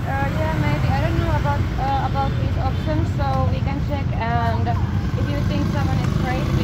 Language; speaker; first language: English; non-native, learner; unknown